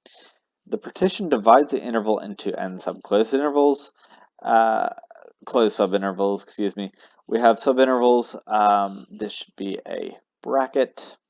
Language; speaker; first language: English; native; English